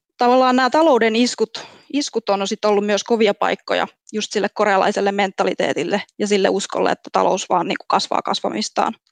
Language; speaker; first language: Finnish; native; Finnish